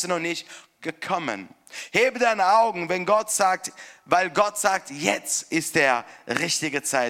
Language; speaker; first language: German; non-native, fluent; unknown